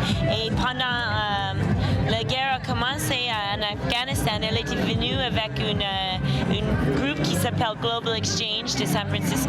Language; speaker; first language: French; non-native, fluent; English